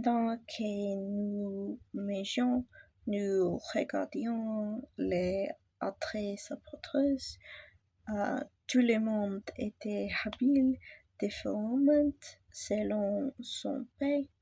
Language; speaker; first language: French; non-native, learner; English